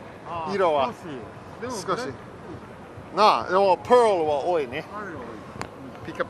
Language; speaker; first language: Japanese; non-native, fluent; English